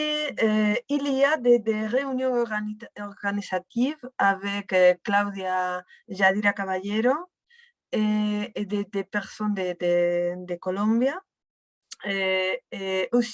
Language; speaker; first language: French; non-native, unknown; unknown